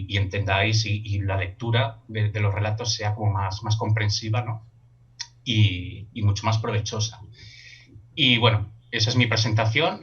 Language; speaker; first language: Spanish; native; Spanish